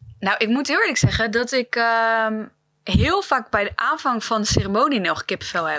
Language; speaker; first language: Dutch; native; Dutch